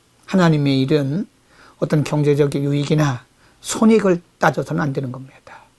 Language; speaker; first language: Korean; native; Korean